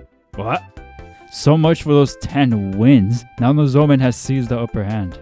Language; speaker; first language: English; native; English